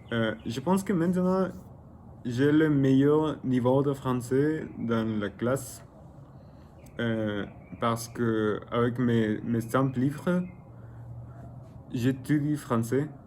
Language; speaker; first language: French; non-native, learner; Spanish